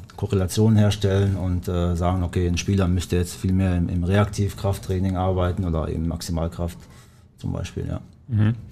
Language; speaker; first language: German; early bilingual, other home language; Albanian